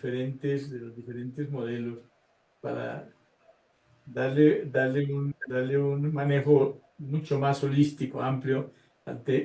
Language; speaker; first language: Spanish; native; Spanish